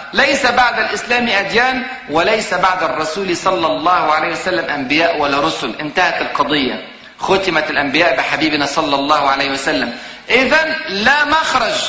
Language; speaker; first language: Arabic; native; Arabic